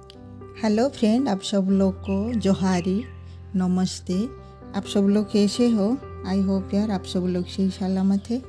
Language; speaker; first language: Hindi; non-native, local second language; Odia